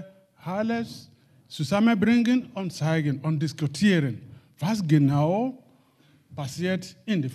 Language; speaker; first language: German; non-native, learner; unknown